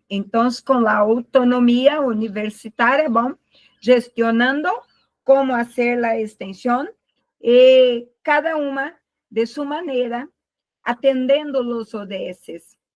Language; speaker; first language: Spanish; non-native, learner; Portuguese